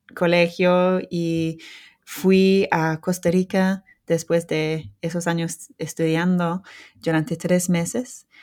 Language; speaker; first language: Spanish; non-native, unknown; English